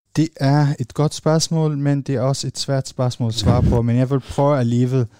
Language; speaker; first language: Danish; non-native, fluent; Arabic